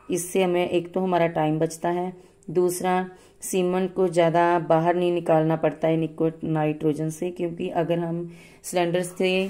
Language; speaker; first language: Hindi; non-native, local second language; Punjabi